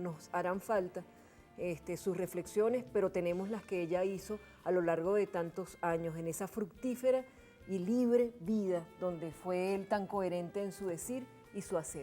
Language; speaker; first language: Spanish; native; Spanish